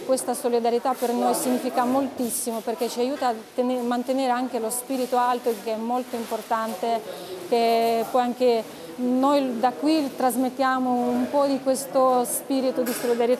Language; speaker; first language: Italian; non-native, fluent; Ukrainian